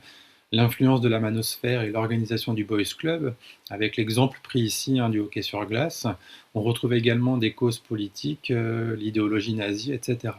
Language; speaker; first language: French; native; French